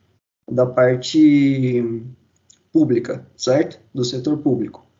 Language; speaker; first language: Portuguese; native; Portuguese